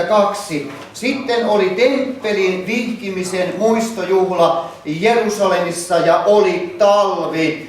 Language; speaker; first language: Finnish; native; Finnish